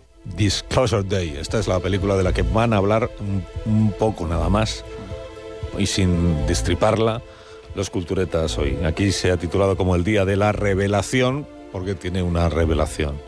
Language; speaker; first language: Spanish; native; Spanish